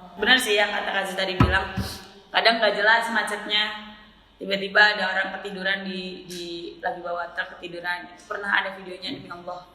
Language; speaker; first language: Indonesian; native; Indonesian